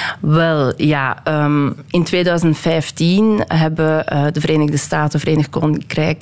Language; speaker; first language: Dutch; early bilingual, other home language; Persian